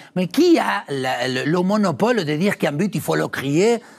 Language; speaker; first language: French; non-native, fluent; Spanish